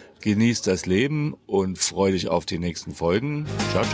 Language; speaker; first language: German; native; German